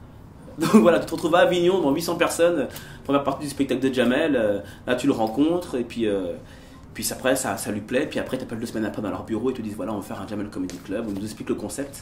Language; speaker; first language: French; early bilingual, other home language; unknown